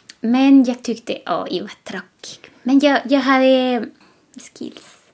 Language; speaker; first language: Swedish; non-native, fluent; Spanish